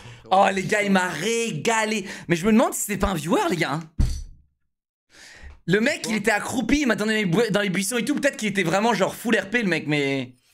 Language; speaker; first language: French; native; French